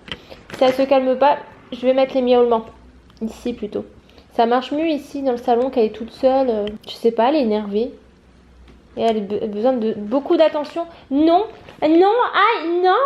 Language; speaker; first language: French; native; French